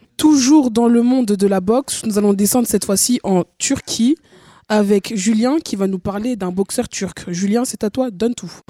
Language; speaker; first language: French; native; French